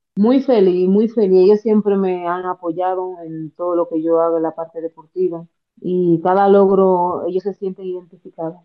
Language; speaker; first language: Spanish; native; Spanish